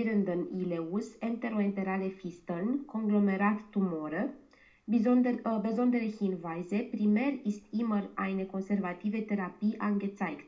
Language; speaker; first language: German; non-native, learner; Romanian